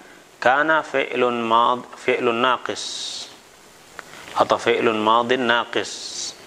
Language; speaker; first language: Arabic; non-native, fluent; Indonesian